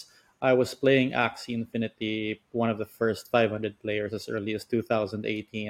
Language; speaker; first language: English; non-native, local second language; Filipino